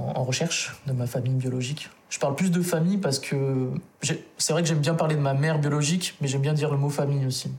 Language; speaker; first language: French; native; French